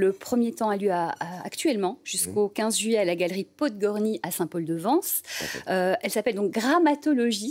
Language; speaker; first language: French; native; French